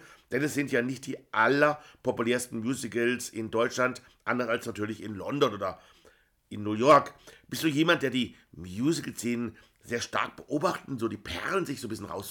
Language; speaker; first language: German; native; German